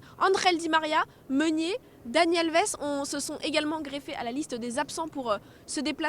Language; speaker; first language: French; native; French